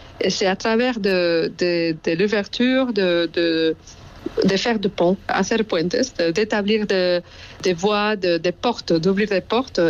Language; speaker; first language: French; non-native, fluent; Spanish